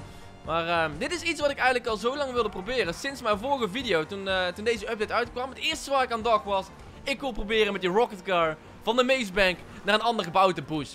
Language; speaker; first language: Dutch; native; Dutch